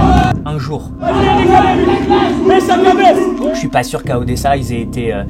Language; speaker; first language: French; native; French